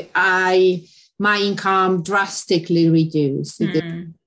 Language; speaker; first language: English; non-native, fluent; Hungarian